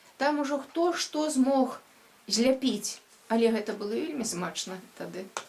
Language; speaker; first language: Belarusian; native; Belarusian